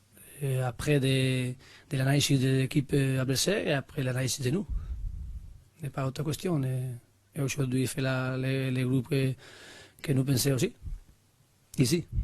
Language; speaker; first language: French; non-native, learner; Spanish